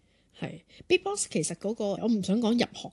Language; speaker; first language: Cantonese; native; Cantonese